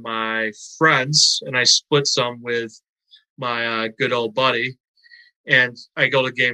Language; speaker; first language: English; native; English